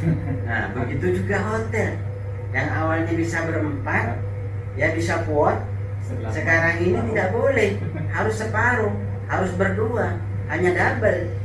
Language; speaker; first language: Indonesian; native; Indonesian